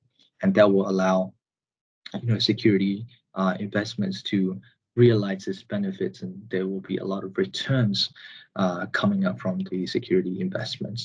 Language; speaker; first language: English; non-native, fluent; Burmese